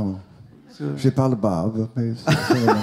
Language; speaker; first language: French; non-native, learner; English